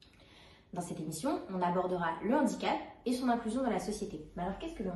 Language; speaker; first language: French; native; French